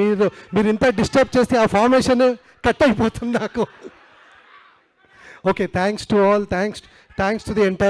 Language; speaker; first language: Telugu; non-native, learner; Kannada